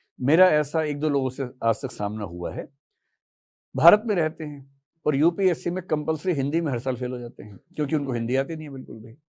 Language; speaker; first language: Hindi; native; Hindi